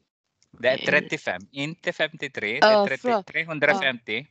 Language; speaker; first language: Swedish; non-native, fluent; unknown